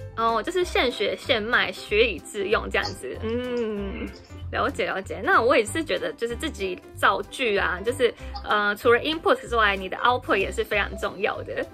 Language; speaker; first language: Chinese; non-native, fluent; Japanese